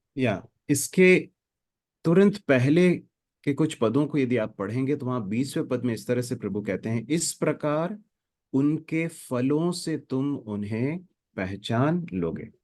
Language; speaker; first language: Hindi; native; Hindi